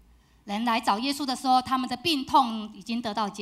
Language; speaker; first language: Chinese; native; Chinese